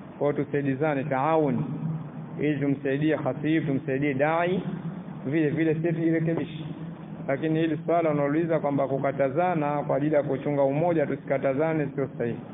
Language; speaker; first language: Swahili; native; Swahili